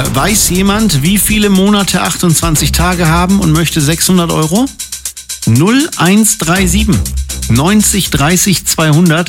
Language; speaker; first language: German; native; German